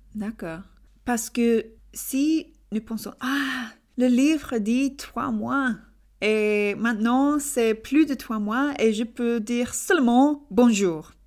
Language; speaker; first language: French; non-native, learner; English